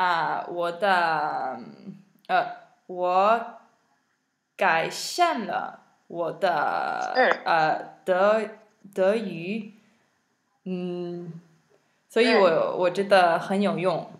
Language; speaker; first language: Chinese; non-native, learner; English